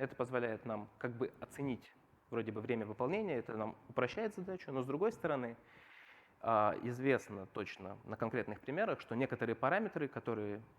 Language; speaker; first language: Russian; native; Russian